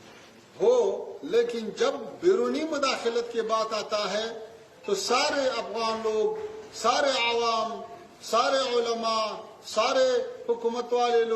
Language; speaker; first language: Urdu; non-native, fluent; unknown